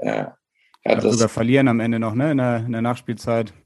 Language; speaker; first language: German; native; German